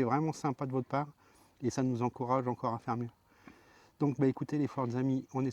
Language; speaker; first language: French; native; French